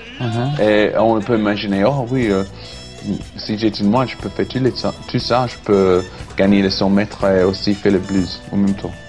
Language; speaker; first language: French; non-native, learner; English